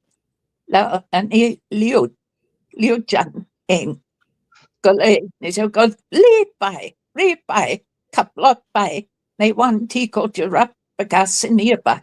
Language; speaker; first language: Thai; non-native, fluent; English